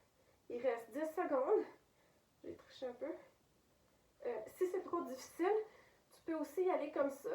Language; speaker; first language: French; native; French